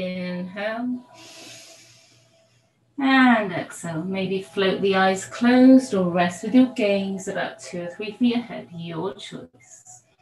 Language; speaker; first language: English; native; English